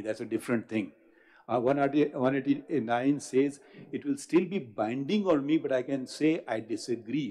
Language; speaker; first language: English; non-native, local second language; Urdu